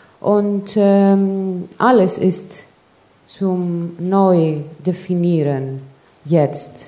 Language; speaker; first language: German; non-native, fluent; Greek